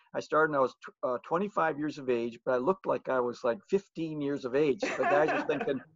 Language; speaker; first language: English; native; English